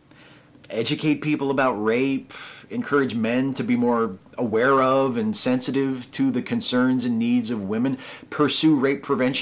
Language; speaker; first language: English; native; English